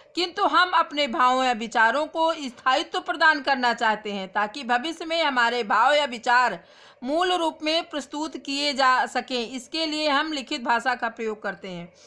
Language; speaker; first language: Hindi; native; Hindi